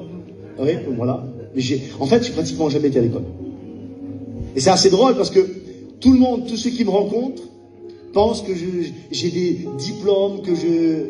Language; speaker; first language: French; native; French